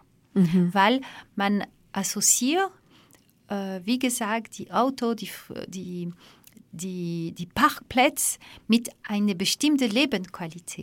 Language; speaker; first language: German; non-native, fluent; French